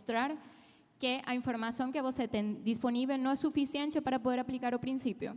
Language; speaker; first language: Portuguese; non-native, fluent; Spanish